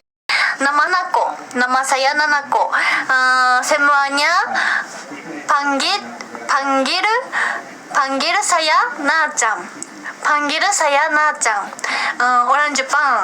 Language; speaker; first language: Indonesian; non-native, learner; Japanese